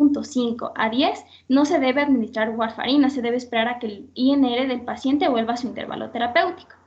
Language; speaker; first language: Spanish; native; Spanish